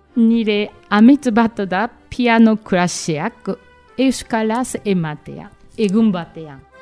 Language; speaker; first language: Basque; non-native, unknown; Japanese